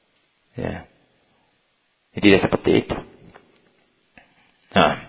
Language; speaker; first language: Indonesian; native; Indonesian